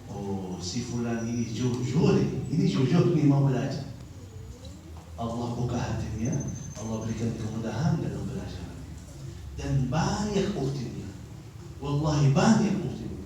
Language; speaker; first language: Indonesian; non-native, fluent; Arabic